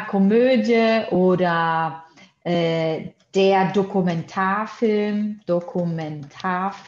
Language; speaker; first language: German; non-native, fluent; Portuguese